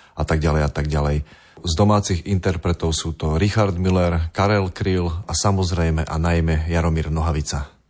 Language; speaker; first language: Slovak; native; Slovak